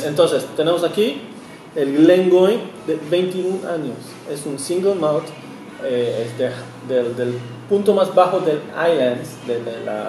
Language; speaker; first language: Spanish; early bilingual, heritage; Spanish